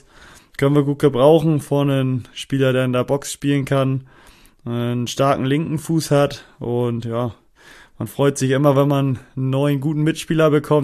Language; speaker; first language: German; native; German